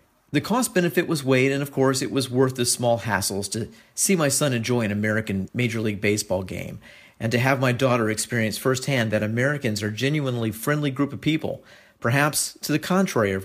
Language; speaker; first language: English; native; English